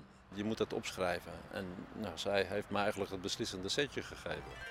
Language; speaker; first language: Dutch; native; Dutch